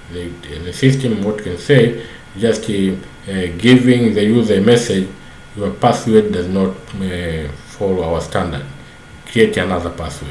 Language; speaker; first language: English; non-native, local second language; Swahili